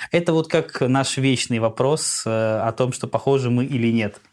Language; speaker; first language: Russian; native; Russian